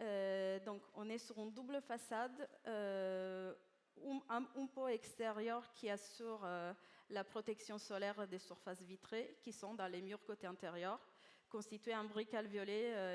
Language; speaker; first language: French; native; French